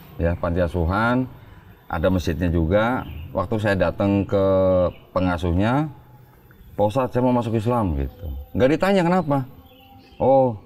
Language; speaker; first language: Indonesian; native; Indonesian